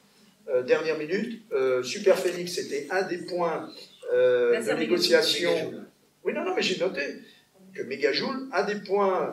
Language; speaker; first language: French; native; French